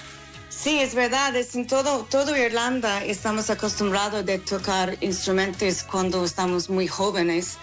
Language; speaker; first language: Spanish; non-native, fluent; English